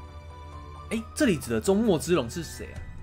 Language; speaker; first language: Chinese; native; Chinese